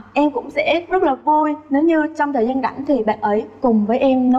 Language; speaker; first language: Vietnamese; native; Vietnamese